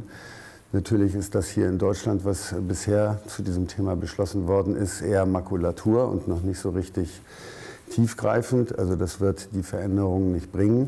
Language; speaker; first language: German; native; German